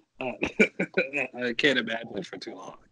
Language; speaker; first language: English; native; English